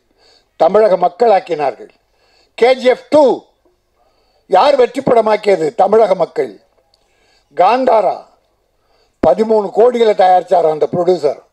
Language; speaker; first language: Tamil; native; Tamil